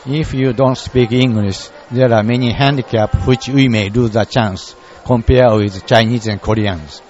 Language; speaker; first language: English; non-native, learner; Japanese